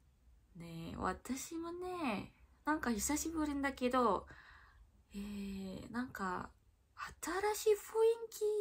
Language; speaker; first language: Japanese; non-native, learner; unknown